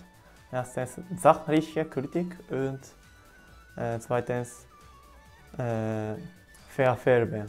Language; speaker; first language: German; non-native, learner; Japanese